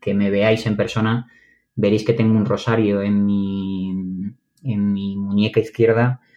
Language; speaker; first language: Spanish; native; Spanish